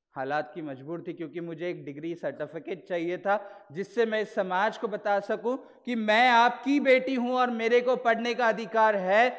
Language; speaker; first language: Hindi; non-native, local second language; Marathi